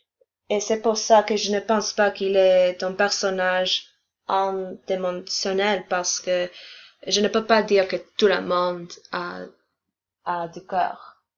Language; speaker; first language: French; non-native, learner; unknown